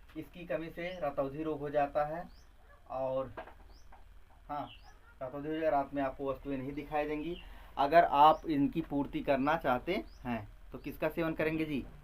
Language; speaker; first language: Hindi; native; Hindi